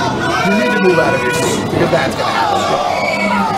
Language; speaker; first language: English; native; English